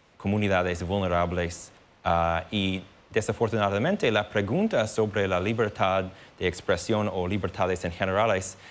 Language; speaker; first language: Spanish; non-native, fluent; English